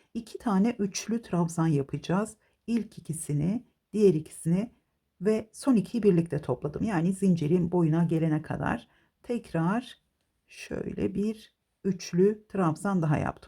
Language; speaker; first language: Turkish; native; Turkish